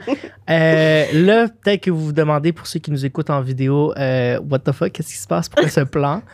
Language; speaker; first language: French; native; French